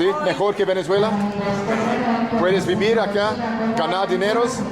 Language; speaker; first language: Spanish; non-native, learner; English